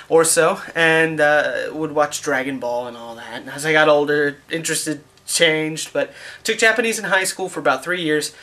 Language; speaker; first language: English; native; English